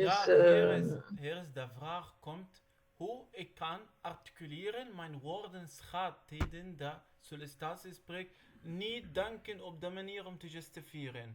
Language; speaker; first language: Dutch; non-native, learner; Arabic